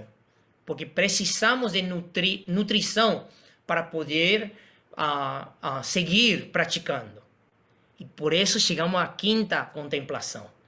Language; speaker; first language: Portuguese; non-native, fluent; Spanish